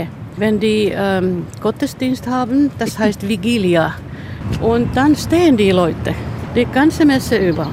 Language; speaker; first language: German; non-native, fluent; Finnish